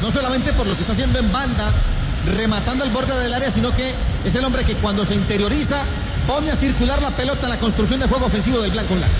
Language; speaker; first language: Spanish; native; Spanish